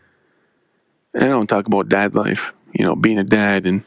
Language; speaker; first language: English; native; English